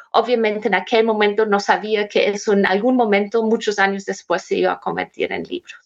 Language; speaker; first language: Spanish; non-native, fluent; German